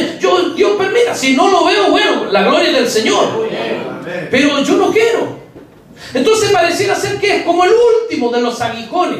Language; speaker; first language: Spanish; native; Spanish